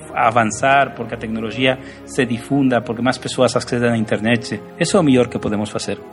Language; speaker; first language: Portuguese; non-native, learner; Spanish